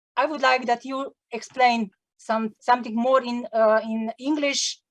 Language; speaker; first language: English; non-native, learner; Slovenian